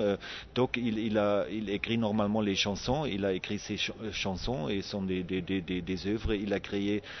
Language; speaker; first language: French; non-native, fluent; German